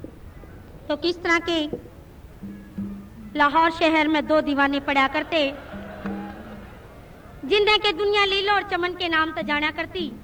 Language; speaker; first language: Hindi; non-native, local second language; Haryanvi